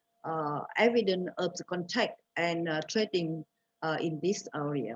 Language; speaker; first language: English; non-native, fluent; Vietnamese